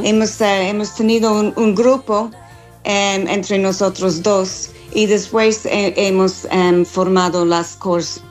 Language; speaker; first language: Spanish; non-native, learner; English